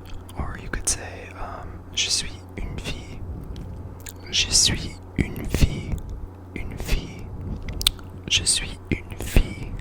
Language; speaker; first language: French; non-native, learner; English